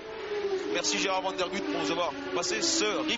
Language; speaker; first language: French; native; French